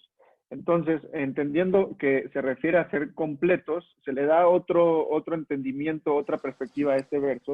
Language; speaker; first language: Spanish; native; Spanish